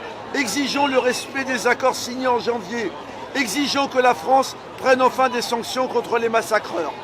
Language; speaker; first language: French; native; French